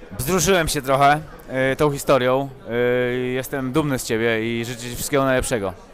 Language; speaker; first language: Polish; native; Polish